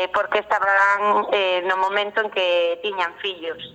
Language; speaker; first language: Spanish; native; Spanish